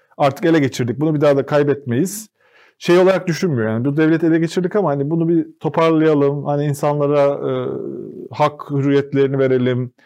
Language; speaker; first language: Turkish; native; Turkish